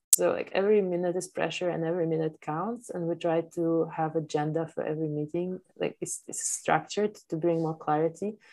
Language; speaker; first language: English; non-native, fluent; Polish